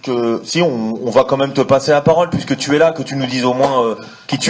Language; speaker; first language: French; native; French